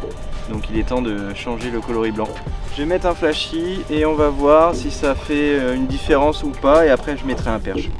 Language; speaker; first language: French; native; French